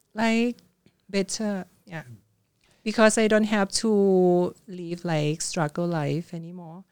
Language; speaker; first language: English; non-native, learner; Thai